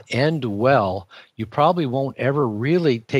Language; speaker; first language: English; native; English